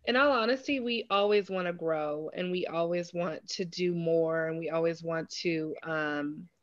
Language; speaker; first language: English; native; English